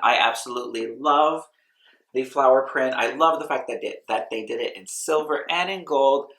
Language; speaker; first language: English; native; English